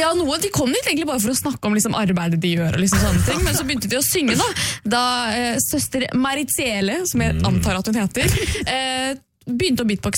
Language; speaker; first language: Norwegian; native; Norwegian